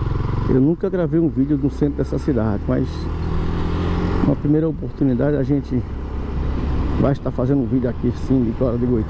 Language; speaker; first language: Portuguese; native; Portuguese